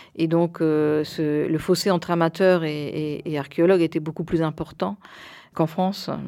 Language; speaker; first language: French; early bilingual, heritage; Spanish